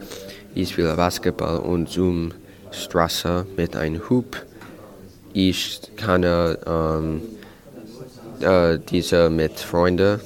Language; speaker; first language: German; non-native, learner; English